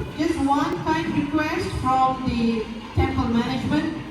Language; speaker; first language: English; non-native, local second language; Tamil